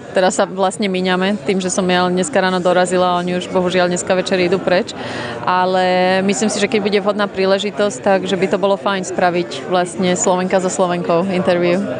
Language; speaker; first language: Slovak; native; Slovak